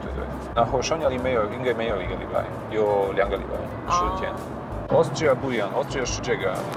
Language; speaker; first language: Chinese; non-native, learner; Croatian